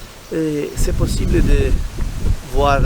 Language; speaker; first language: French; non-native, learner; Italian